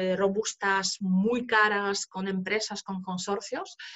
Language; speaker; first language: Spanish; non-native, fluent; Polish